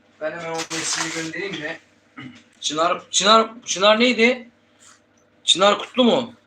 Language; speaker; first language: Turkish; native; Turkish